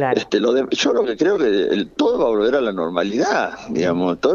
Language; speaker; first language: Spanish; native; Spanish